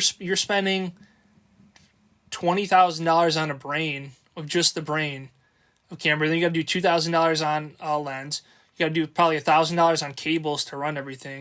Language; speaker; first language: English; native; English